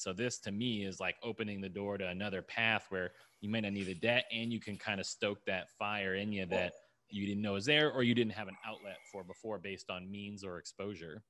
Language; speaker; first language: English; native; English